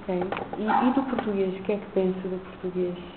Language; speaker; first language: Portuguese; non-native, local second language; Kabuverdianu